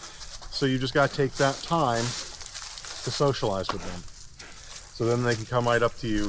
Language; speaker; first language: English; native; English